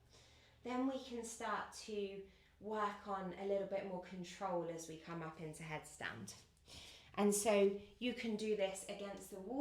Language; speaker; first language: English; native; English